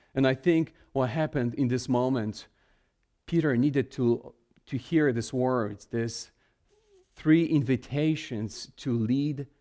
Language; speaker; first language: English; non-native, fluent; Polish